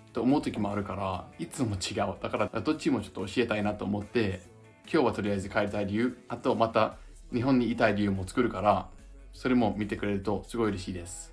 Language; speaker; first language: Japanese; non-native, fluent; English